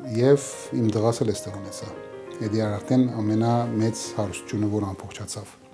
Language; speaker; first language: Armenian; early bilingual, heritage; Armenian